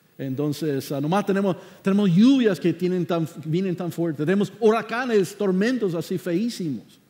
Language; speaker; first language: Spanish; non-native, fluent; English